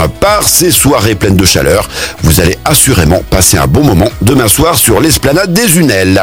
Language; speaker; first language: French; native; French